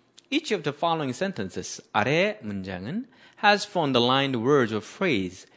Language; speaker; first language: English; non-native, fluent; Korean